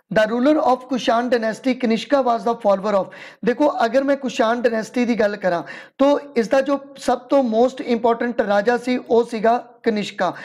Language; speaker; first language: Hindi; non-native, local second language; Punjabi